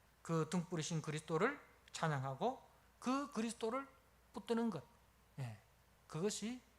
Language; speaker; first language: Korean; native; Korean